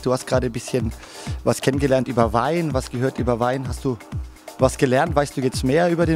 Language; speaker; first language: German; native; German